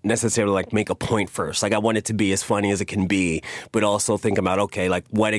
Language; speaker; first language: English; native; English